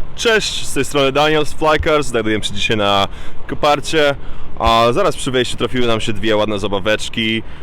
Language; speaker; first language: Polish; early bilingual, heritage; Polish